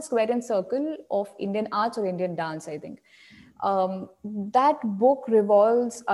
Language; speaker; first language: English; non-native, local second language; Marathi